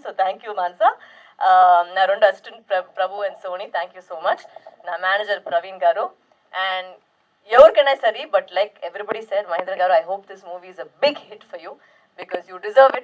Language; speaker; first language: Telugu; non-native, local second language; Tamil